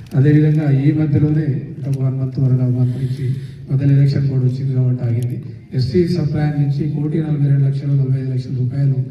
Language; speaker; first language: Telugu; native; Telugu